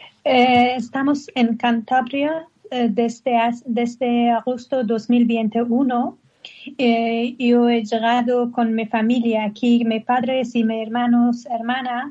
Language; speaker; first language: Spanish; non-native, learner; Persian